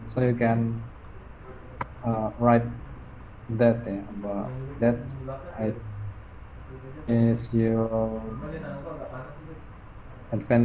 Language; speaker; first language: English; non-native, fluent; Indonesian